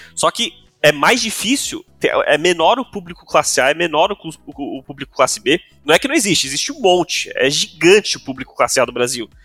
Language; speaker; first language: Portuguese; non-native, local second language; English